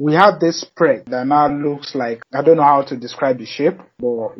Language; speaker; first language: English; non-native, local second language; Yoruba